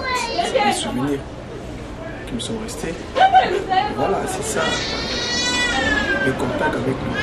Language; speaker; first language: French; non-native, local second language; Kongo